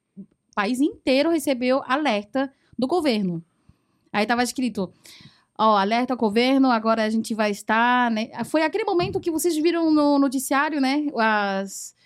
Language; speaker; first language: Portuguese; early bilingual, other home language; Chinese